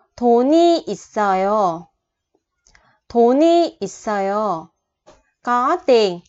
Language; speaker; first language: Korean; non-native, fluent; Vietnamese